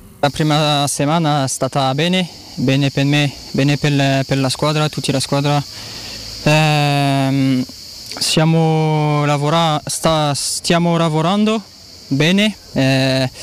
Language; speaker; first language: Italian; non-native, learner; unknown